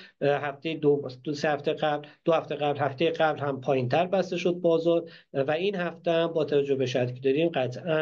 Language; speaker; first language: Persian; native; Persian